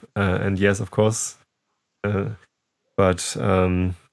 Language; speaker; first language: English; non-native, fluent; German